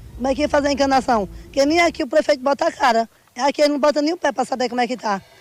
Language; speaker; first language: Portuguese; native; Portuguese